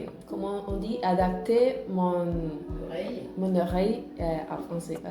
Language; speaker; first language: French; non-native, learner; Spanish